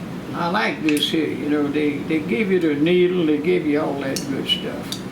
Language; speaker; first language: English; native; English